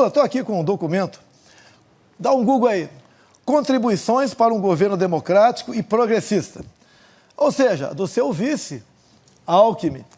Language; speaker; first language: Portuguese; native; Portuguese